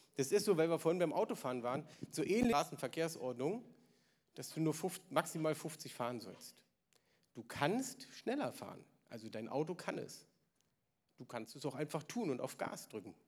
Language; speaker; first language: German; native; German